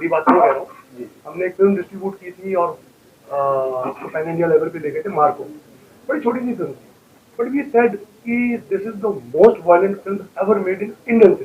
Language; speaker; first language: Hindi; native; Hindi